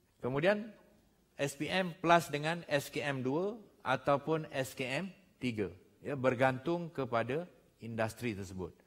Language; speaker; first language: Malay; native; Malay